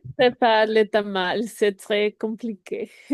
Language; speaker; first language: French; non-native, learner; Spanish